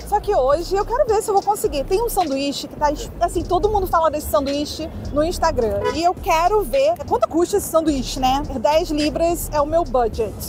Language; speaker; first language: Portuguese; native; Portuguese